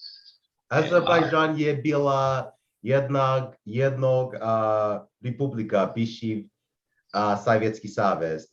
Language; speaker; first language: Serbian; non-native, learner; English